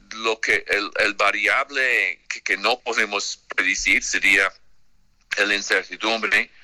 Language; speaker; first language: Spanish; non-native, fluent; English